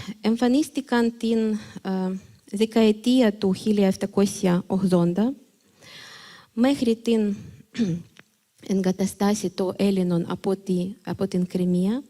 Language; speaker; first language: Greek; non-native, fluent; Ukrainian